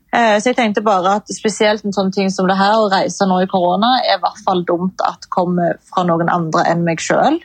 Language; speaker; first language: Norwegian; early bilingual, other home language; Arabic